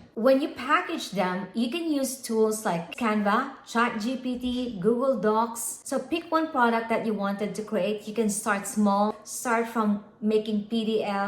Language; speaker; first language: English; non-native, local second language; Filipino